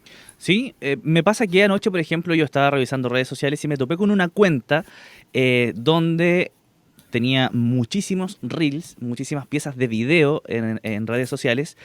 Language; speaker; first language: Spanish; native; Spanish